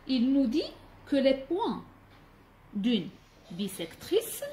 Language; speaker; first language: French; non-native, local second language; Arabic